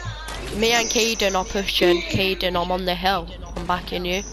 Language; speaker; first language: English; native; English